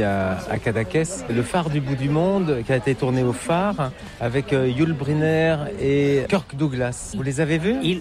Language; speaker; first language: French; native; French